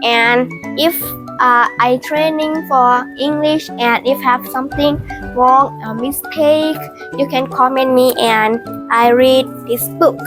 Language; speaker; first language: English; non-native, learner; Thai